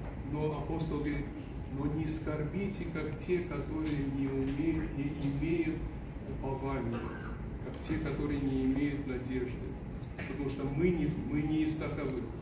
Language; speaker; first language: Russian; early bilingual, heritage; Russian